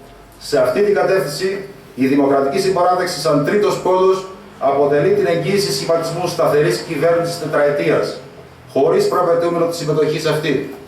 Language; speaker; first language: Greek; native; Greek